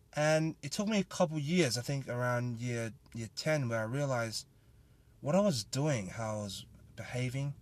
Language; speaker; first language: English; native; English